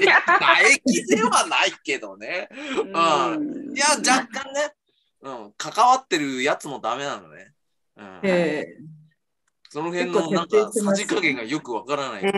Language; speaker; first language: Japanese; native; Japanese